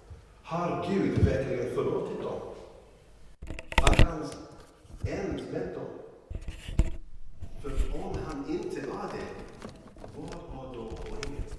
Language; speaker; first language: Swedish; non-native, learner; English